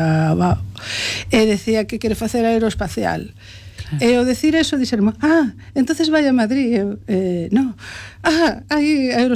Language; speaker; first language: Galician; native; Galician